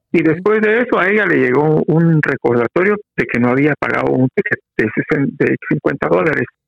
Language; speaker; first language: Spanish; native; Spanish